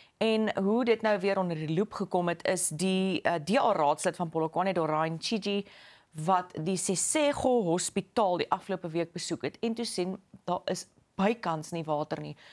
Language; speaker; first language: Afrikaans; native; Afrikaans